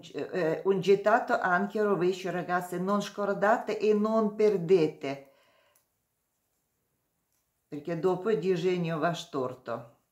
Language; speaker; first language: Italian; non-native, learner; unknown